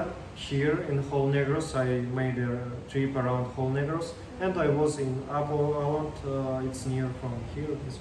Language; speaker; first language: English; non-native, learner; Russian